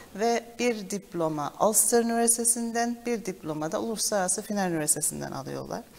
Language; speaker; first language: Turkish; early bilingual, heritage; Turkish